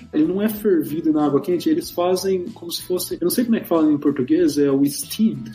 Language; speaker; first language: Portuguese; native; Portuguese